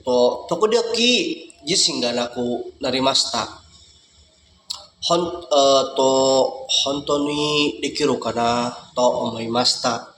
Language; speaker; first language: Japanese; non-native, learner; Indonesian